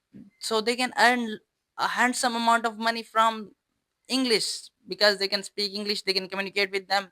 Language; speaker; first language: English; non-native, fluent; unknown